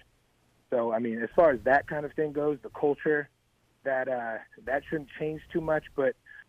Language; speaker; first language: English; native; English